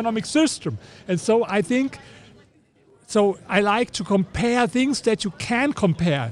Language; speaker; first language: English; non-native, fluent; German